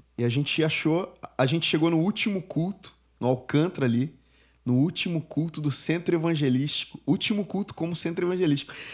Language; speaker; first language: Portuguese; early bilingual, other home language; Spanish